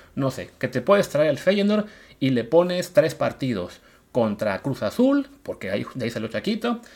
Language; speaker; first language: Spanish; native; Spanish